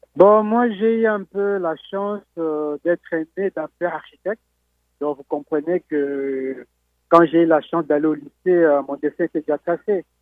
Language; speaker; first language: French; non-native, local second language; Lingala